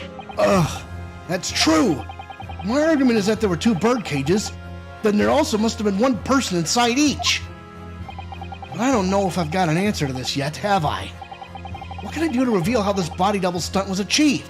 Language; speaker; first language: English; native; English